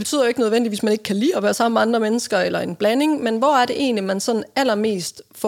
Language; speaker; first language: Danish; native; Danish